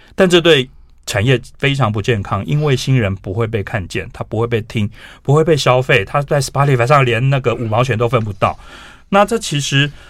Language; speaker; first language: Chinese; native; Chinese